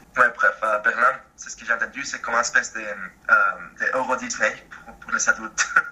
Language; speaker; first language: French; non-native, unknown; Spanish